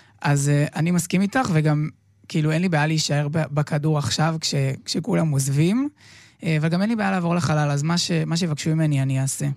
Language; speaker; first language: Hebrew; native; Hebrew